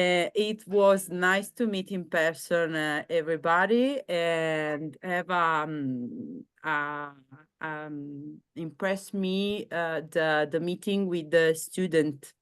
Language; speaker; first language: English; non-native, learner; Italian